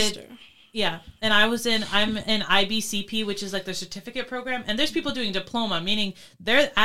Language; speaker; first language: English; native; English